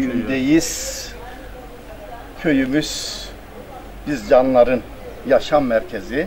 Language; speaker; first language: Turkish; native; Turkish